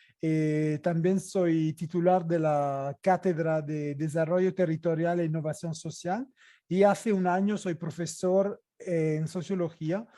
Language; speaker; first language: Spanish; non-native, fluent; Italian